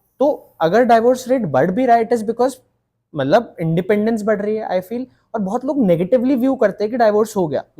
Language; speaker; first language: Hindi; native; Hindi